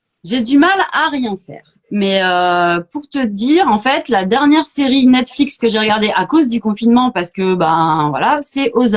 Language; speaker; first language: French; native; French